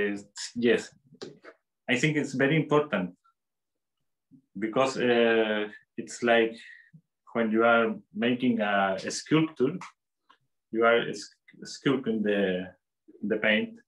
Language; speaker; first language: English; non-native, fluent; Spanish